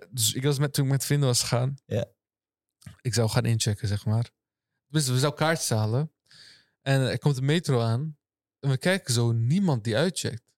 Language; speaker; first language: Dutch; early bilingual, other home language; Turkish